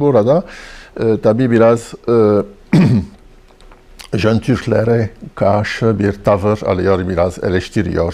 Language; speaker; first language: Turkish; non-native, fluent; French